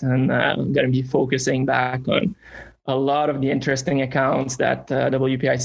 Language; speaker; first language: English; native; English